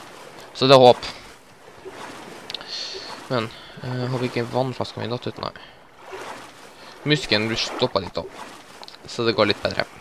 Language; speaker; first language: Norwegian; native; Norwegian